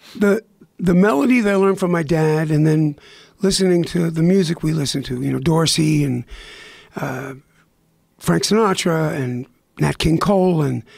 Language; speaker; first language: English; native; English